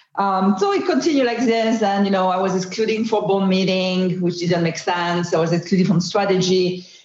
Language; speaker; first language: English; non-native, fluent; French